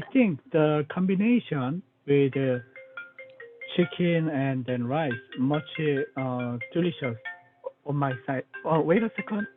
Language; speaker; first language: English; non-native, learner; Korean